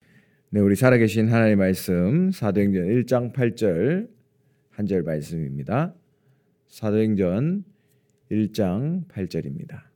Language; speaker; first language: Korean; native; Korean